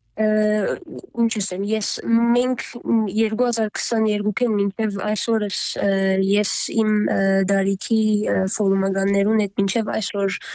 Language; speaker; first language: Armenian; early bilingual, heritage; Armenian